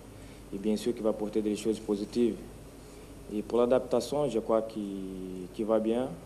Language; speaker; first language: French; non-native, fluent; Portuguese